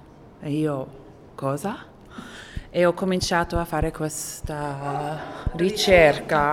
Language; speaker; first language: Italian; non-native, fluent; Arabic